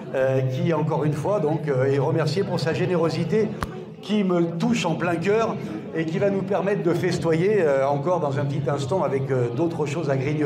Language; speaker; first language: French; native; French